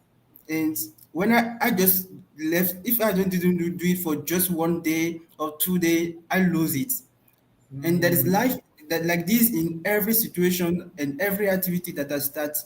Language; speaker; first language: English; non-native, learner; French